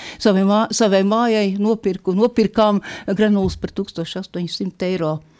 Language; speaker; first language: Latvian; native; Latvian